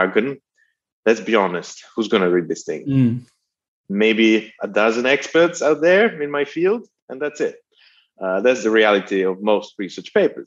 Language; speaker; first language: English; non-native, fluent; Italian